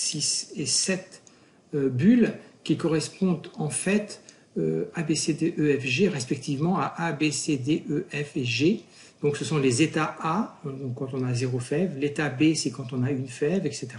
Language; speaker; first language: French; native; French